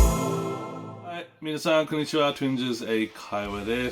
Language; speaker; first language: Japanese; non-native, fluent; English